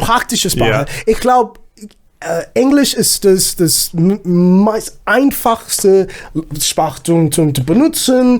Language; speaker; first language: German; non-native, learner; Zulu